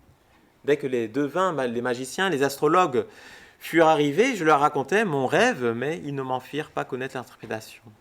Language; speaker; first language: French; native; French